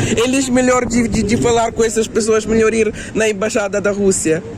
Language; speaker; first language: Portuguese; non-native, learner; Ukrainian